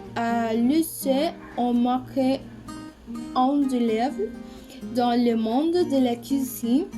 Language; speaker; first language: French; non-native, learner; Spanish